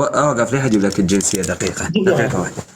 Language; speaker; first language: Arabic; native; Arabic